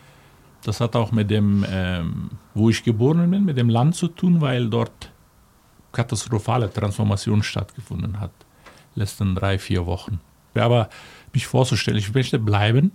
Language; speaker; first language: German; non-native, fluent; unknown